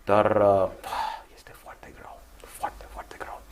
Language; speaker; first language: Romanian; non-native, learner; English